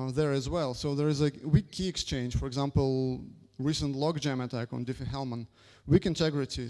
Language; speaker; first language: English; non-native, fluent; Russian